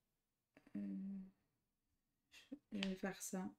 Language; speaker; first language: French; native; French